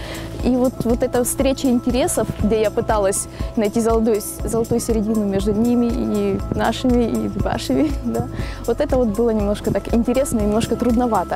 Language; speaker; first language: Russian; native; Russian